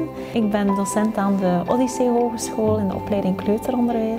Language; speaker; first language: Dutch; native; Dutch